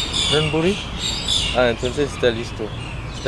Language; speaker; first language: Spanish; non-native, fluent; French